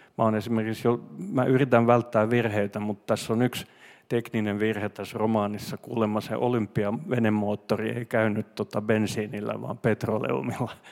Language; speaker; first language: Finnish; non-native, local second language; Swedish